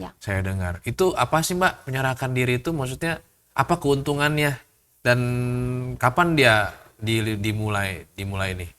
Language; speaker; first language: Indonesian; native; Indonesian